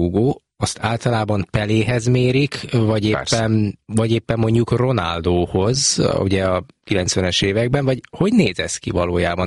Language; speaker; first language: Hungarian; native; Hungarian